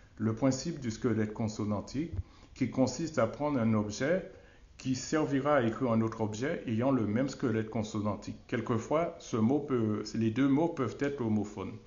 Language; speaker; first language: French; non-native, local second language; Wolof